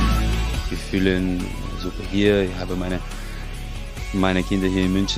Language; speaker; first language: German; non-native, learner; Portuguese